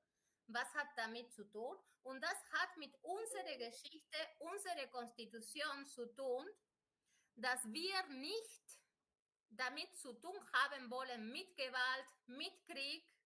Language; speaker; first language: German; non-native, fluent; Spanish